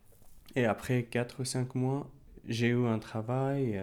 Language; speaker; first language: French; non-native, fluent; Arabic